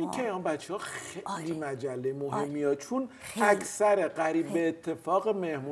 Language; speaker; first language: Persian; native; Persian